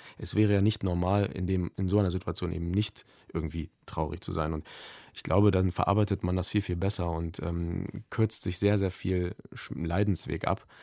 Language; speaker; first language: German; native; German